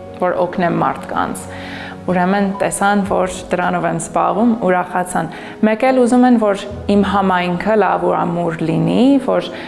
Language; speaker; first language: Armenian; non-native, fluent; English